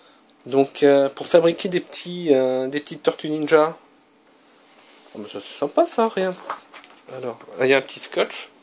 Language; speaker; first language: French; native; French